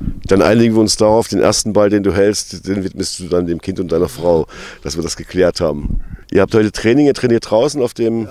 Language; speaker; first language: German; native; German